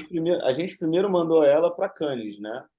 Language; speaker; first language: Portuguese; native; Portuguese